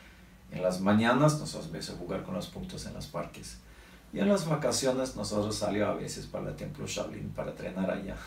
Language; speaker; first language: Spanish; non-native, learner; Norwegian